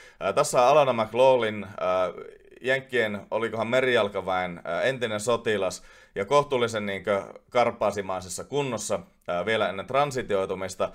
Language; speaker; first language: Finnish; native; Finnish